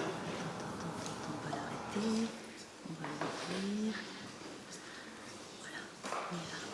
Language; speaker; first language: French; native; French